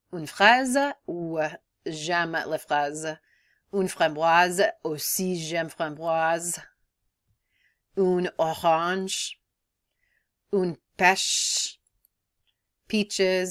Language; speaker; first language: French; non-native, fluent; English